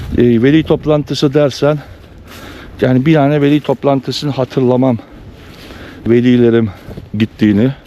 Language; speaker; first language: Turkish; early bilingual, heritage; Turkish